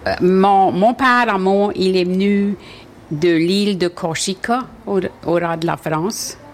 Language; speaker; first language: French; native; French